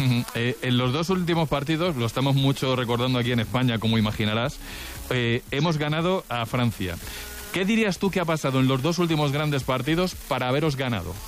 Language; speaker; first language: Spanish; native; Spanish